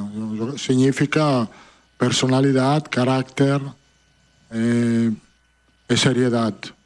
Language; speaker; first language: Portuguese; non-native, fluent; Italian